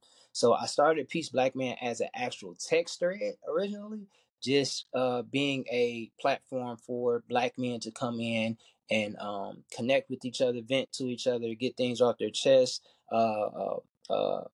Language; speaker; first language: English; native; English